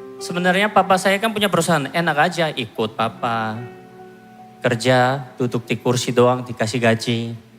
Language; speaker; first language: Indonesian; non-native, fluent; Korean